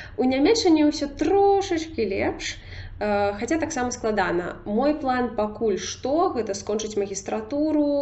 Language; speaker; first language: Belarusian; non-native, local second language; Russian